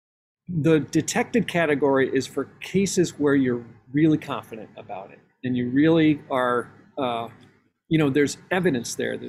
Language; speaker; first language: English; native; English